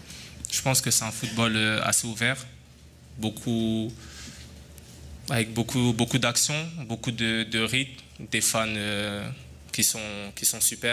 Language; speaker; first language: French; native; French